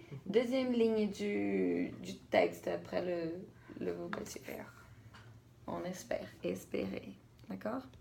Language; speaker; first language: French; non-native, fluent; Portuguese